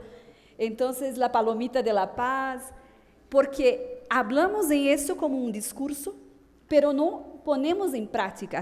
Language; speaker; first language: Spanish; non-native, fluent; Portuguese